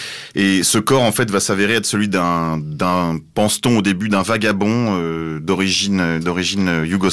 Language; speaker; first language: French; native; French